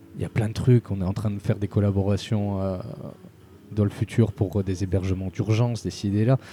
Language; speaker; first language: French; native; French